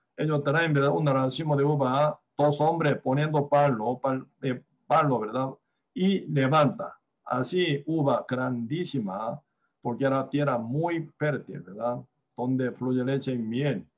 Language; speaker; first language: Spanish; non-native, fluent; Korean